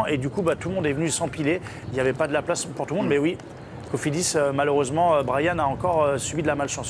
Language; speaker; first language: French; native; French